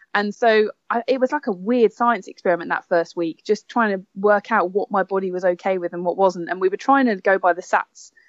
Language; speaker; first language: English; native; English